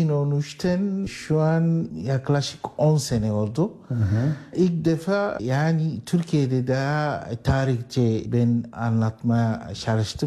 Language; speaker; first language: Turkish; non-native, learner; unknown